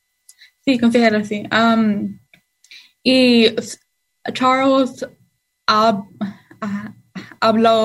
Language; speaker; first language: Spanish; non-native, learner; English